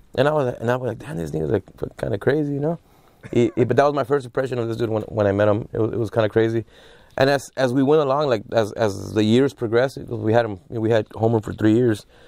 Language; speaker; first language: English; early bilingual, other home language; Spanish